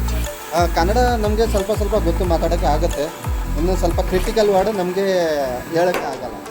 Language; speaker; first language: Kannada; non-native, learner; Hindi